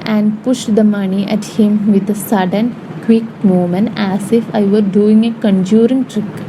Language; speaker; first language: English; non-native, local second language; Malayalam